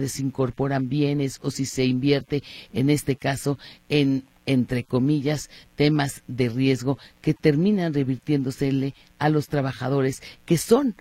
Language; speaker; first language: Spanish; native; Spanish